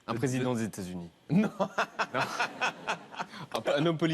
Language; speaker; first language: French; native; French